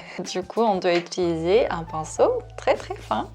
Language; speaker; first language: French; non-native, fluent; Korean